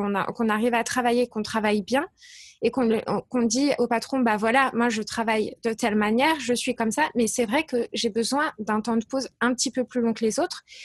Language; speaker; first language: French; native; French